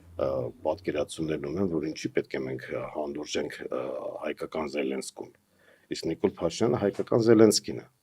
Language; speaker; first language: Armenian; native; Armenian